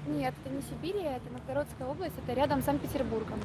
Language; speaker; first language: Russian; native; Russian